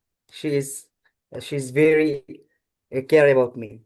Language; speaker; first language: English; non-native, learner; Bangla